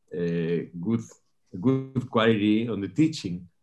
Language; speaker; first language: English; non-native, fluent; Spanish